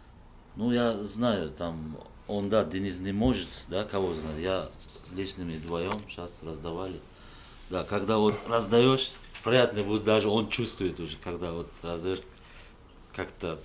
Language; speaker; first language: Russian; non-native, local second language; Uzbek